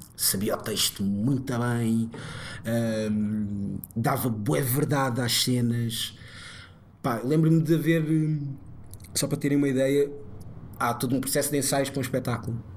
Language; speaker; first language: Portuguese; early bilingual, other home language; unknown